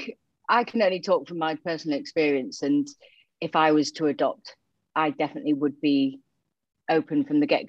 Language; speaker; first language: English; native; English